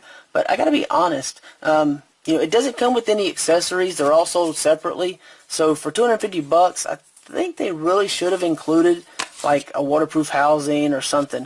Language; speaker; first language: English; native; English